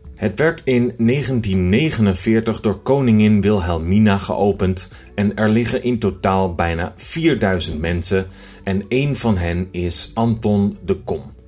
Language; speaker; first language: Dutch; native; Dutch